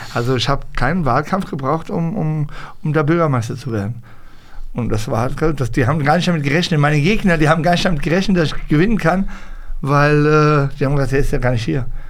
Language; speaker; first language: German; early bilingual, other home language; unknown